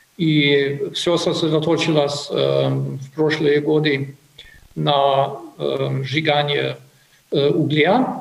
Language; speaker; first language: Russian; non-native, fluent; German